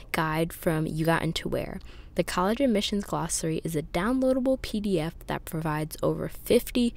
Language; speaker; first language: English; native; English